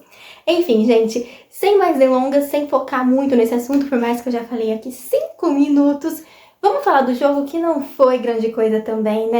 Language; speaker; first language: Portuguese; native; Portuguese